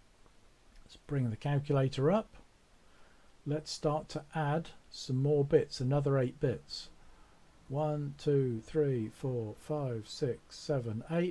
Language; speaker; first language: English; native; English